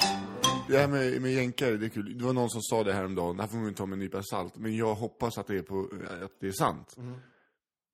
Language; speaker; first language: Swedish; native; Swedish